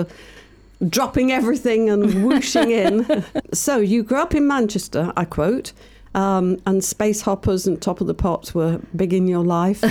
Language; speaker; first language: English; native; English